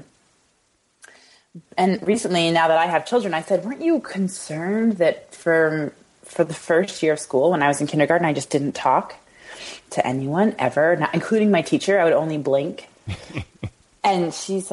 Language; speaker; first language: English; native; English